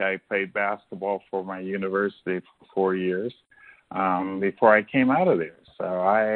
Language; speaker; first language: English; native; English